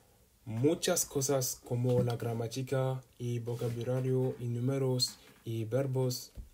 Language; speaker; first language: Spanish; non-native, learner; French